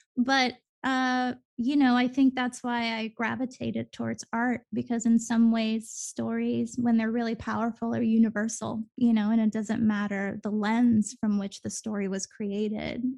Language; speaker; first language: English; early bilingual, other home language; Spanish